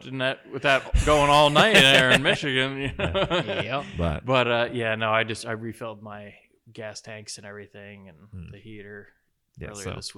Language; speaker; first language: English; native; English